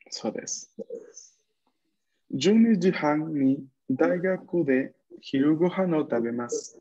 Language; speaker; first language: Japanese; non-native, fluent; Spanish